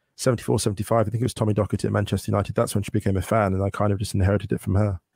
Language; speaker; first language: English; native; English